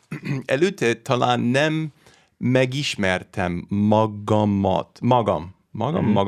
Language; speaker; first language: Hungarian; non-native, learner; English